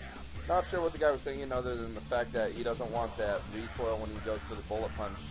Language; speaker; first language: English; native; English